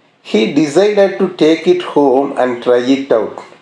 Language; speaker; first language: English; non-native, local second language; Tamil